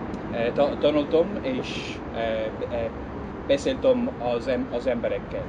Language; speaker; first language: Hungarian; non-native, learner; English